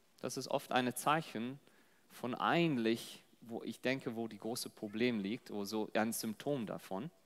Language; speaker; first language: German; non-native, fluent; English